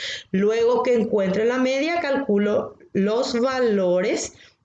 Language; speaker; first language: Spanish; native; Spanish